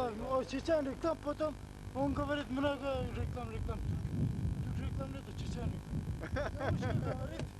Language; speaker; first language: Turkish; non-native, learner; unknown